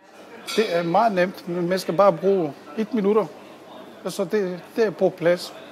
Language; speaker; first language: Danish; non-native, learner; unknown